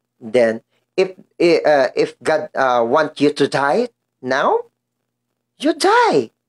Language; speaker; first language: English; non-native, learner; Filipino